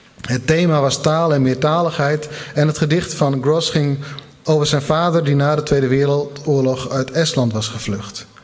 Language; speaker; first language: Dutch; non-native, local second language; Western Frisian